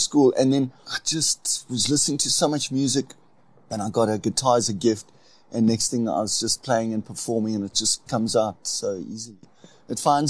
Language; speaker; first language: English; native; English